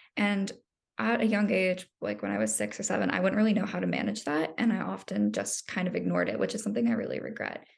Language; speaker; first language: English; native; English